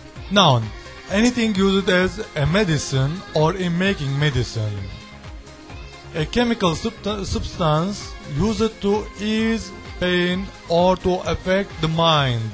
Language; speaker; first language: English; non-native, learner; Turkish